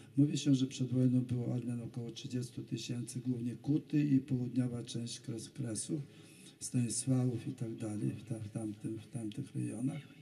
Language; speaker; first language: Polish; native; Polish